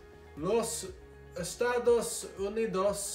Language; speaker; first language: Spanish; non-native, learner; English